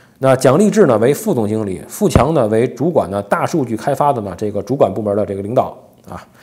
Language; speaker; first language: Chinese; native; Chinese